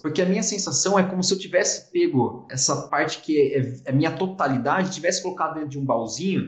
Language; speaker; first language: Portuguese; native; Portuguese